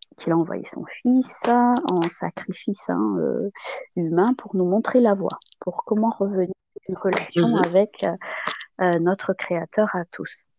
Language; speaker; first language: French; non-native, local second language; Malagasy